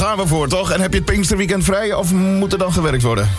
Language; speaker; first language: Dutch; native; Dutch